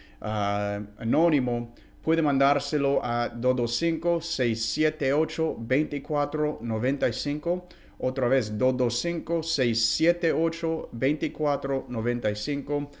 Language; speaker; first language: Spanish; non-native, fluent; English